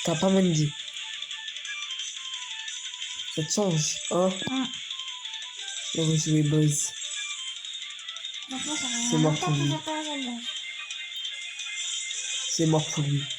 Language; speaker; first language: French; native; French